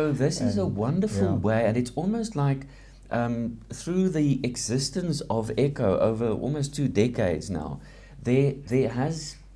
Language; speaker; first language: English; non-native, local second language; Afrikaans